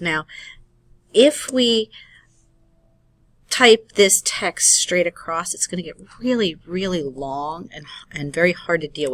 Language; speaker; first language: English; native; English